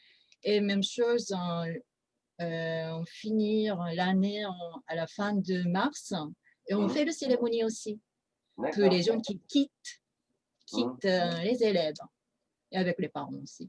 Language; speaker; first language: French; non-native, fluent; Japanese